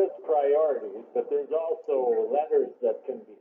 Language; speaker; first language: English; native; English